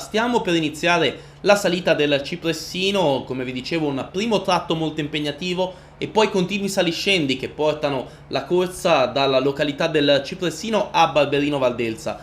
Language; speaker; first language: Italian; native; Italian